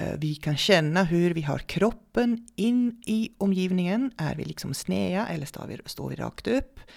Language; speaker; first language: Swedish; non-native, fluent; Dutch